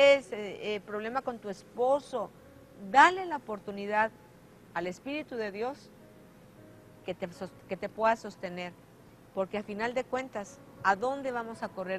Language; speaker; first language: Spanish; native; Spanish